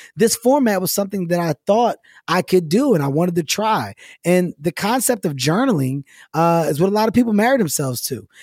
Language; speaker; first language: English; native; English